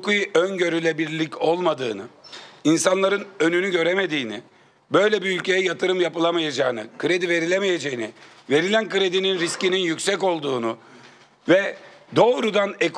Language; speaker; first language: Turkish; native; Turkish